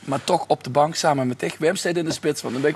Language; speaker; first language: Dutch; native; Dutch